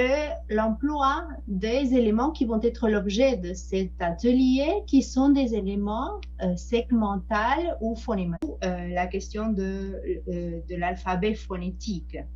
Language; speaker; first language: French; non-native, fluent; Spanish